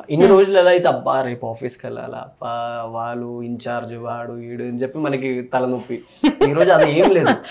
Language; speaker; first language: Telugu; non-native, local second language; Malayalam